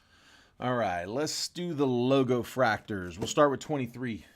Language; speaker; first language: English; native; English